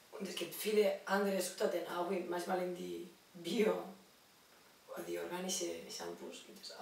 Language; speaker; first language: German; non-native, learner; Spanish